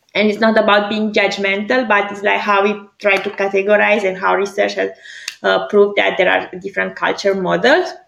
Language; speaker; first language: English; non-native, fluent; Greek